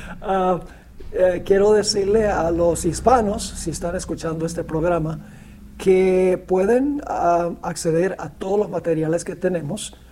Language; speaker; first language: Spanish; early bilingual, other home language; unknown